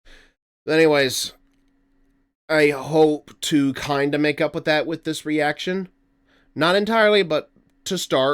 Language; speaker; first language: English; native; English